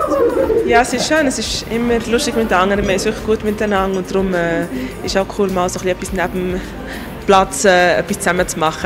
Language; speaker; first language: German; native; German